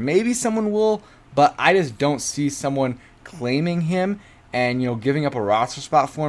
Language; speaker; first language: English; native; English